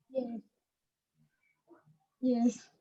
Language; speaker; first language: English; non-native, learner; Spanish